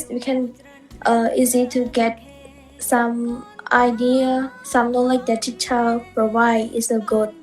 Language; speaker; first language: English; non-native, learner; Khmer